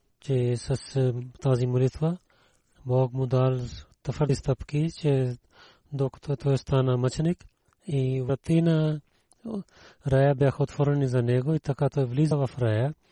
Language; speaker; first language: Bulgarian; non-native, learner; Urdu